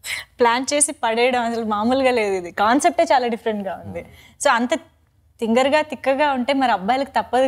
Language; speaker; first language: Telugu; native; Telugu